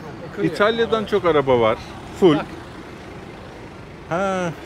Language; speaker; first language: Turkish; native; Turkish